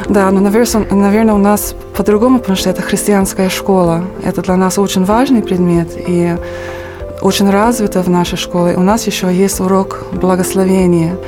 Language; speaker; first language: Russian; non-native, fluent; English